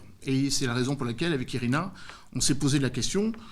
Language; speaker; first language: French; native; French